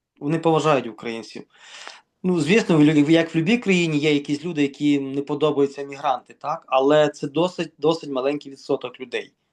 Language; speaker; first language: Ukrainian; native; Ukrainian